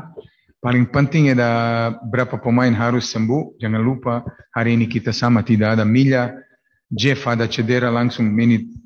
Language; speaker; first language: Indonesian; non-native, fluent; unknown